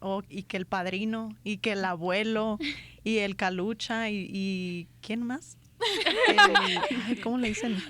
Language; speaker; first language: Spanish; early bilingual, heritage; Spanish